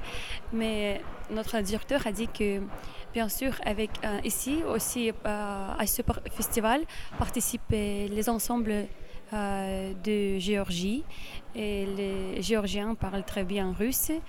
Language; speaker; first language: French; non-native, learner; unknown